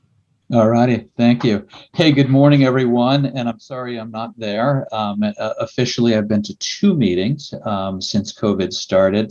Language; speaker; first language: English; native; English